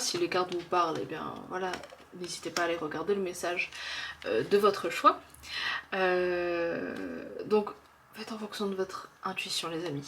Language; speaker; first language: French; native; French